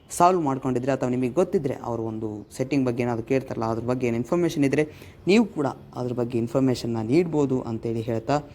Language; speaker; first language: Kannada; native; Kannada